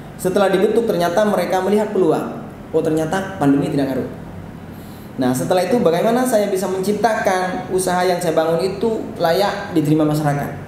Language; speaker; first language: Indonesian; non-native, local second language; Madurese